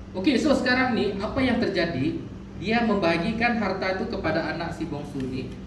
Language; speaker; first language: Malay; non-native, local second language; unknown